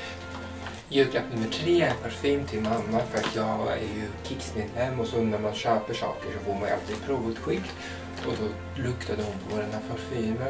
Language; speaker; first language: Swedish; native; Swedish